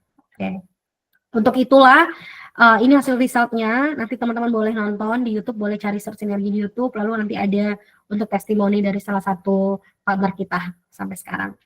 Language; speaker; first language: Indonesian; native; Indonesian